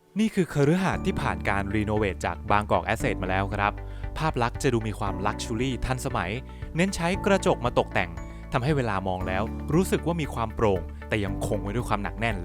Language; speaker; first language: Thai; native; Thai